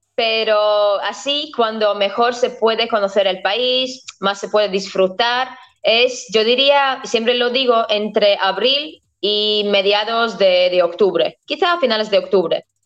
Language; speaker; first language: Spanish; non-native, fluent; Latvian